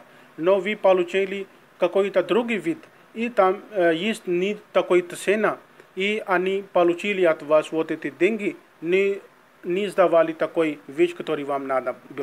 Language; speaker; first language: Russian; non-native, learner; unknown